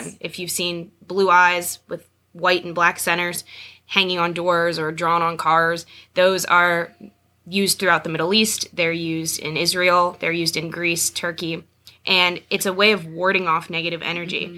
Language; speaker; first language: English; native; English